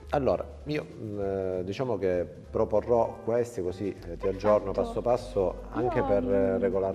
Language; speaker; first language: Italian; native; Italian